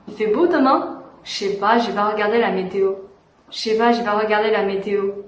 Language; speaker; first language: French; non-native, fluent; Chinese